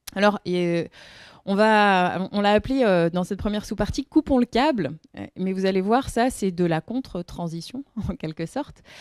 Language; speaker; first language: French; native; French